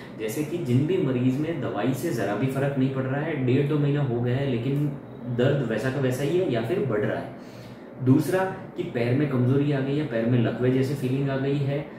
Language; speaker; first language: Hindi; non-native, local second language; Gujarati